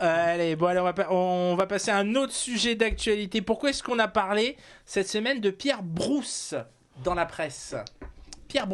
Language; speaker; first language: French; native; French